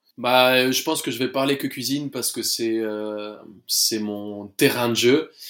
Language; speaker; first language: French; non-native, fluent; Spanish